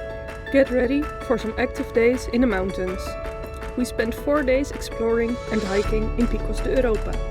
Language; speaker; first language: English; non-native, fluent; Dutch